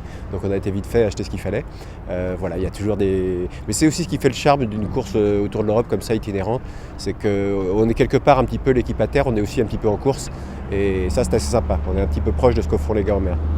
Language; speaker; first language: French; native; French